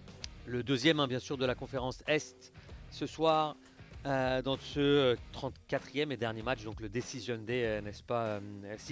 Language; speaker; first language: French; native; French